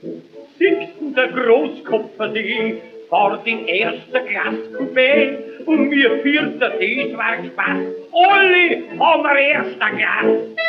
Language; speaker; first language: German; native; German